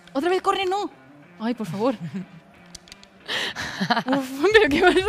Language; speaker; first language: Spanish; native; Spanish